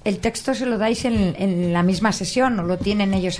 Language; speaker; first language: Spanish; native; Spanish